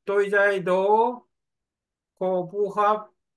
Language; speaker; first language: Vietnamese; non-native, learner; Korean